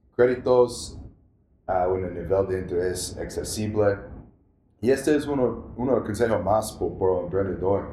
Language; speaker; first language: Spanish; non-native, learner; English